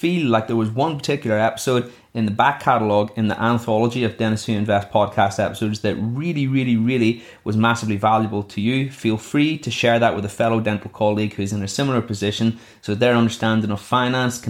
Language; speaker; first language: English; native; English